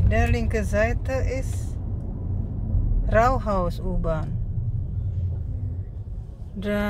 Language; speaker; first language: German; non-native, learner; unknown